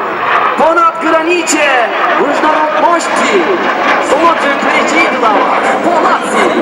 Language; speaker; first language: Polish; non-native, learner; Turkish